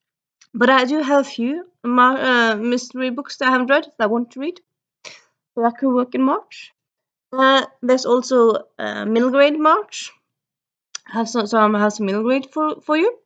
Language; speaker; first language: English; early bilingual, heritage; Norwegian